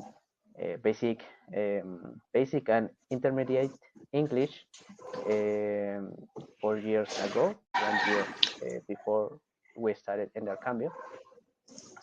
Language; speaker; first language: English; non-native, fluent; Spanish